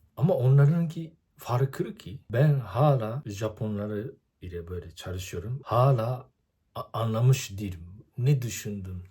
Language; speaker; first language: Turkish; non-native, fluent; Japanese